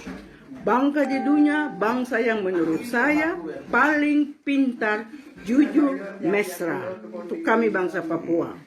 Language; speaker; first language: Indonesian; non-native, local second language; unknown